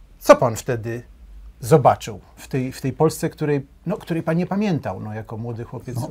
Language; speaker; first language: Polish; native; Polish